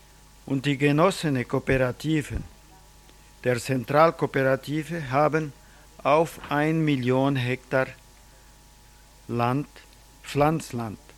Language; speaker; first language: German; early bilingual, heritage; German